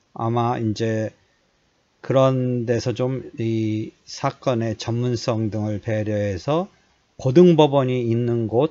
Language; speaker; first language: Korean; native; Korean